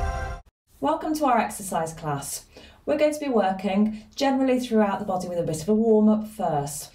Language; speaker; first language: English; native; English